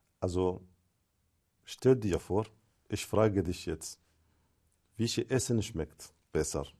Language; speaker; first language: German; non-native, fluent; Arabic